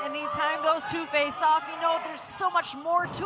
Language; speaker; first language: English; native; English